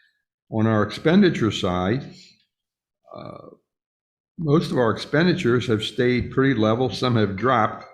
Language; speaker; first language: English; native; English